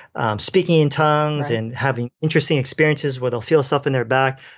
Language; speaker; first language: English; native; English